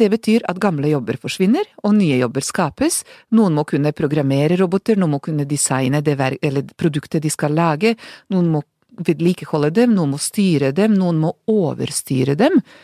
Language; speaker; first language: Norwegian; non-native, fluent; Hungarian